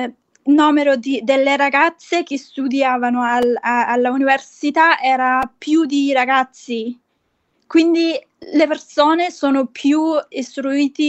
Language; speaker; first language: Italian; non-native, fluent; Persian